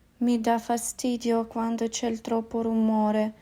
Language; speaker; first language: Italian; non-native, fluent; Ukrainian